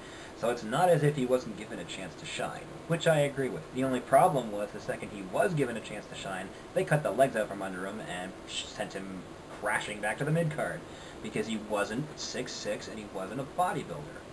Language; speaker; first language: English; native; English